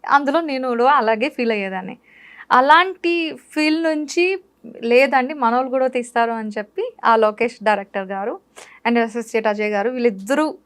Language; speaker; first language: Telugu; native; Telugu